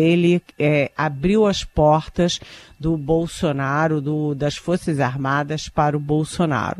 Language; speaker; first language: Portuguese; native; Portuguese